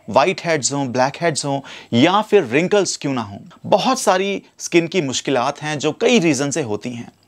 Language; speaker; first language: Hindi; native; Hindi